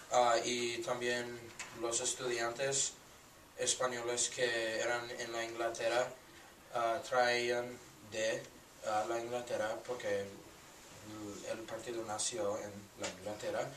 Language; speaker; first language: Spanish; non-native, learner; English